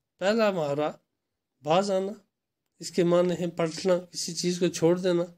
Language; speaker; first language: Urdu; non-native, local second language; Kashmiri